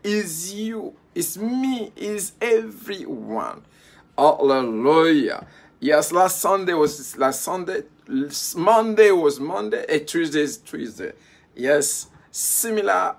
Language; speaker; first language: English; non-native, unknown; Lingala